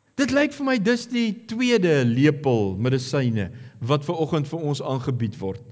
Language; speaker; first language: Afrikaans; native; Afrikaans